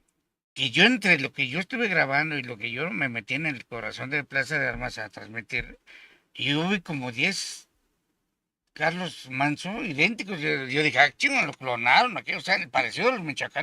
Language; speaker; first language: Spanish; native; Spanish